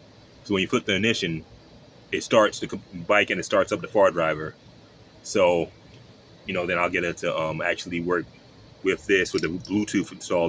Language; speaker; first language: English; native; English